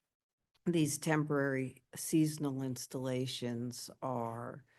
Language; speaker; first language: English; native; English